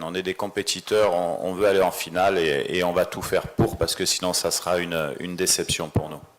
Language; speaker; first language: French; native; French